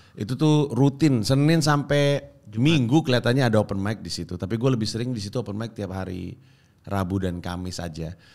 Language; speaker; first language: Indonesian; native; Indonesian